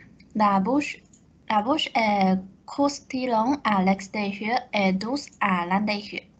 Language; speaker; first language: French; non-native, learner; Chinese